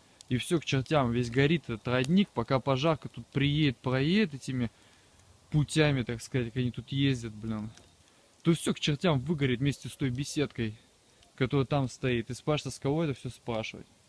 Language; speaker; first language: Russian; native; Russian